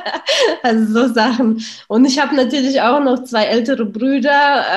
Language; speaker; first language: German; early bilingual, other home language; Russian